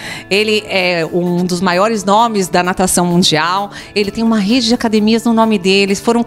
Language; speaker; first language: Portuguese; native; Portuguese